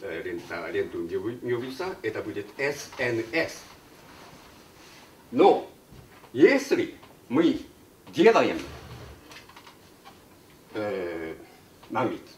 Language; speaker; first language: Russian; non-native, learner; Japanese